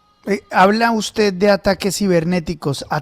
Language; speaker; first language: Spanish; native; Spanish